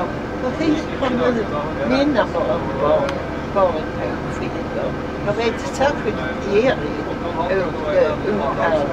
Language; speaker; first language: Swedish; native; Swedish